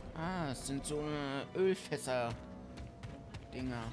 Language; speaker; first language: German; native; German